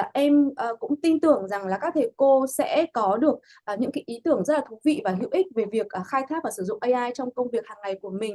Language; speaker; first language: Vietnamese; native; Vietnamese